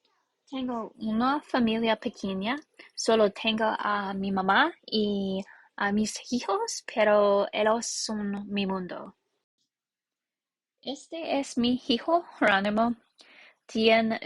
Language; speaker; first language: Spanish; non-native, learner; English